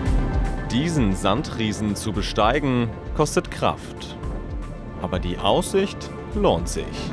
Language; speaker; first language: German; native; German